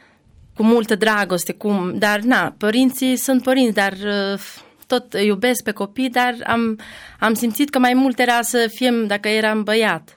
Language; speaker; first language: Romanian; non-native, learner; Albanian